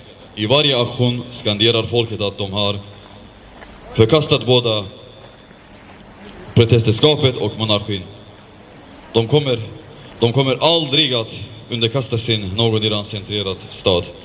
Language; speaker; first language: Swedish; non-native, fluent; Azerbaijani